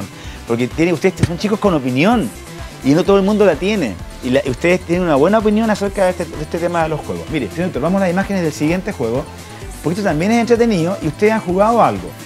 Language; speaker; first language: Spanish; native; Spanish